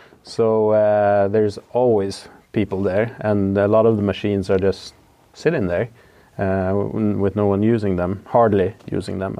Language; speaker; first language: English; non-native, fluent; Swedish